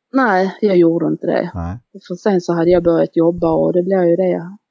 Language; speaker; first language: Swedish; native; Swedish